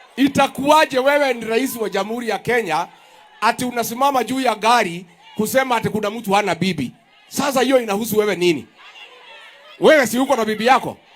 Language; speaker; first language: Swahili; non-native, local second language; Kikuyu